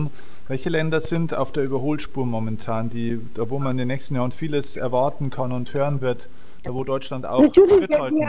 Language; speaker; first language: German; native; German